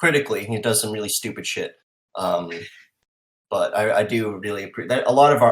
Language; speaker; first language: English; native; English